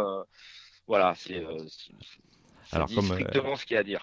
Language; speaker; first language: French; native; French